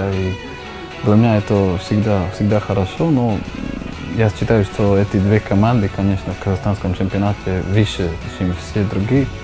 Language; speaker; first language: Russian; non-native, learner; Slovak